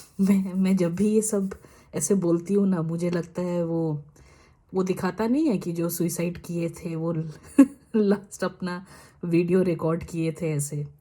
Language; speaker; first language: Hindi; native; Hindi